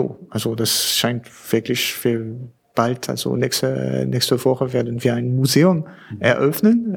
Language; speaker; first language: German; non-native, learner; French